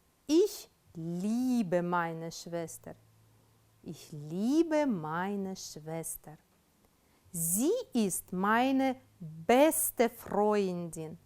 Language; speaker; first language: German; non-native, fluent; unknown